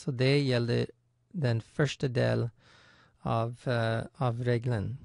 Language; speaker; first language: Norwegian; non-native, fluent; English